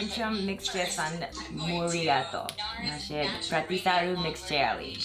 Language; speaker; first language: Telugu; early bilingual, heritage; Telugu